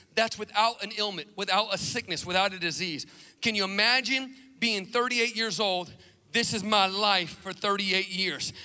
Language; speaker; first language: English; native; English